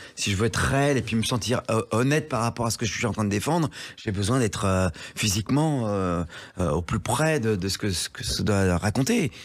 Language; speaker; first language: French; native; French